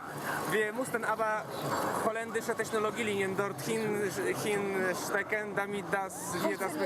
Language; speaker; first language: German; non-native, fluent; Polish